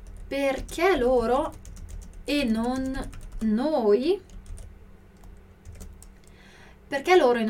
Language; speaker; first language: Italian; non-native, fluent; Portuguese